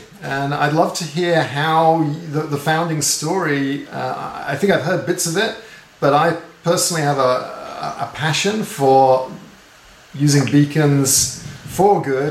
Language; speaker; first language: English; native; English